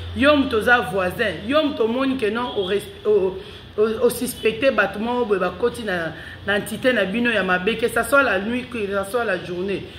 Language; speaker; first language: Lingala; non-native, local second language; Kongo